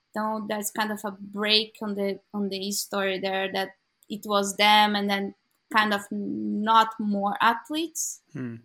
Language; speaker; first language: English; non-native, learner; Portuguese